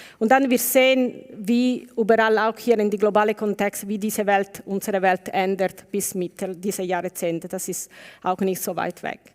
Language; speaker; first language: German; non-native, learner; Italian